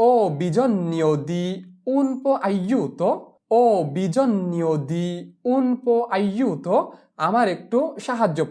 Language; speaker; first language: Italian; non-native, fluent; Bangla